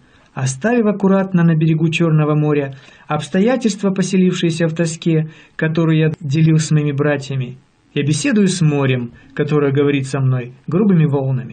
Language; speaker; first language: Russian; native; Russian